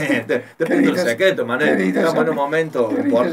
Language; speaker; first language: Spanish; native; Spanish